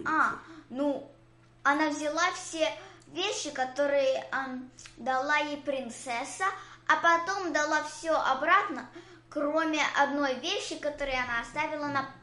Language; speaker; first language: Russian; early bilingual, heritage; Russian